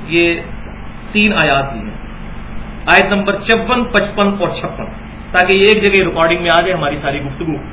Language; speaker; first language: Urdu; non-native, local second language; Punjabi